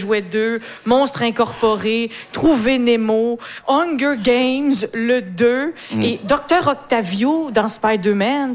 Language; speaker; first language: French; native; French